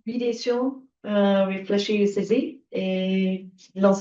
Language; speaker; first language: French; non-native, learner; English